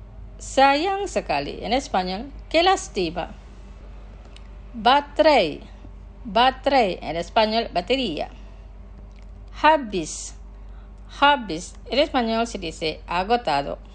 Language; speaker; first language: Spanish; non-native, fluent; Indonesian